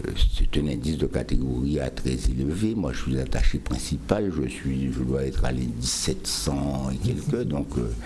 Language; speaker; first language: French; native; French